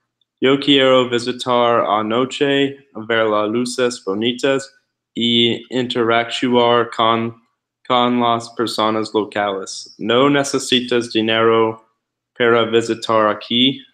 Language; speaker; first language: Spanish; non-native, learner; English